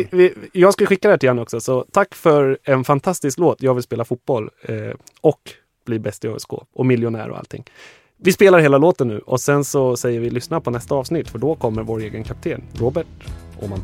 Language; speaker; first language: Swedish; native; Swedish